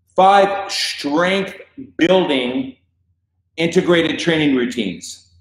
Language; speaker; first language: English; native; English